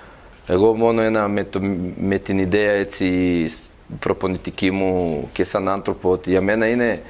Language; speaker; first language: Greek; non-native, fluent; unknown